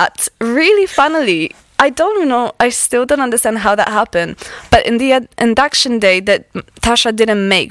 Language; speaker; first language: English; non-native, fluent; Polish